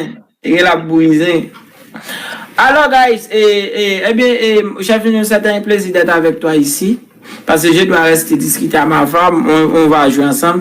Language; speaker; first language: French; non-native, local second language; Haitian Creole